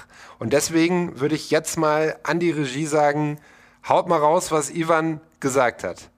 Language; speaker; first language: German; native; German